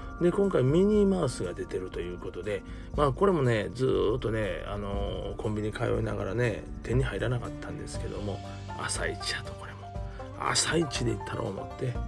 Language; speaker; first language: Japanese; native; Japanese